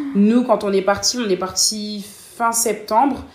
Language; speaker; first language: French; native; French